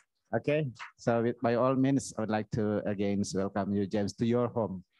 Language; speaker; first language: English; non-native, fluent; Indonesian